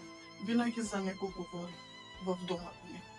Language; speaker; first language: Bulgarian; non-native, local second language; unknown